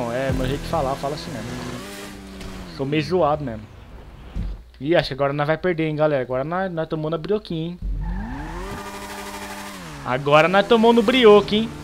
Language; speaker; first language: Portuguese; native; Portuguese